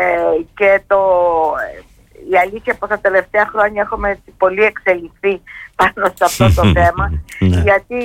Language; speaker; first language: Greek; native; Greek